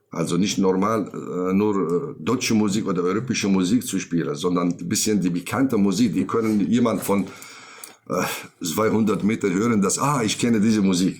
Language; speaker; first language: German; non-native, learner; Kurdish